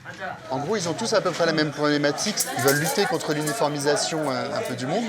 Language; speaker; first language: French; native; French